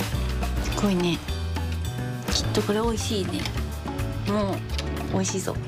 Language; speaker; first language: Japanese; early bilingual, heritage; English